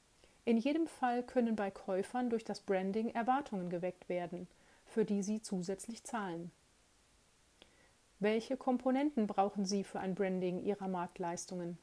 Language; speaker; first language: German; native; German